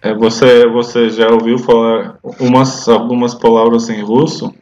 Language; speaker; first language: Portuguese; non-native, fluent; Russian